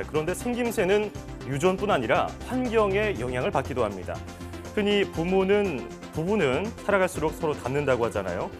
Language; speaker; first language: Korean; native; Korean